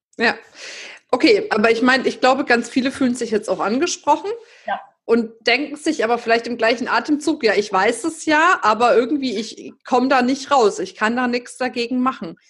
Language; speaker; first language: German; native; German